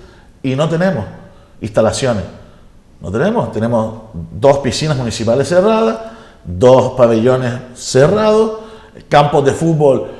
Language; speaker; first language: Spanish; native; Spanish